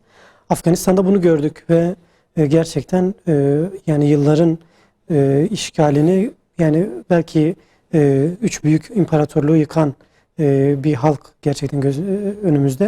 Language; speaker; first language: Turkish; native; Turkish